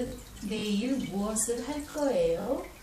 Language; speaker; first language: Korean; non-native, learner; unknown